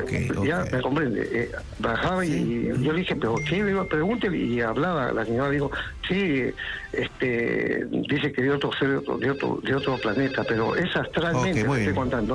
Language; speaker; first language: Spanish; native; Spanish